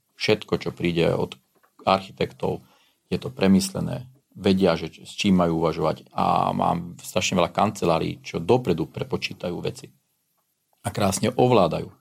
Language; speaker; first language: Slovak; non-native, local second language; Hungarian